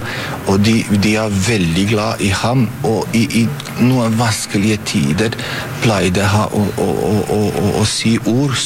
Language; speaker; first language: Norwegian; non-native, fluent; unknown